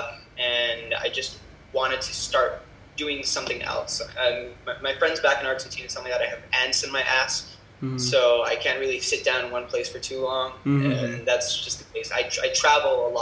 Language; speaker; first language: English; non-native, fluent; Spanish